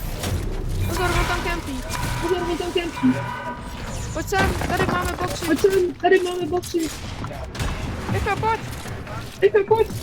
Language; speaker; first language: Czech; native; Czech